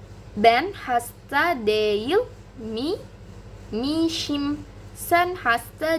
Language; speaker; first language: Turkish; non-native, learner; Indonesian